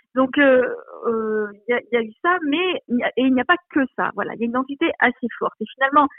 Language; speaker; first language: French; native; French